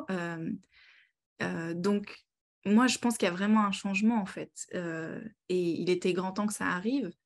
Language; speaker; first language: French; native; French